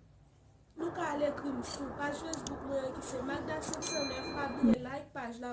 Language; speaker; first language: French; non-native, learner; Haitian Creole